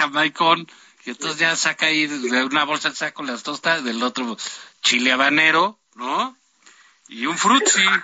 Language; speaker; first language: Spanish; native; Spanish